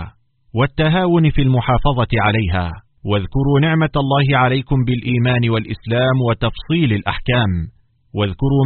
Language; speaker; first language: Arabic; native; Arabic